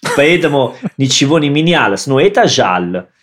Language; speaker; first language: Russian; non-native, learner; Italian